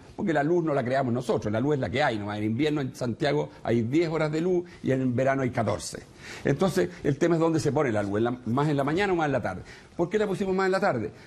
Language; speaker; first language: Spanish; native; Spanish